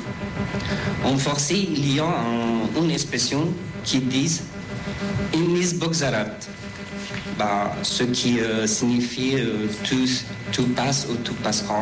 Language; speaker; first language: French; non-native, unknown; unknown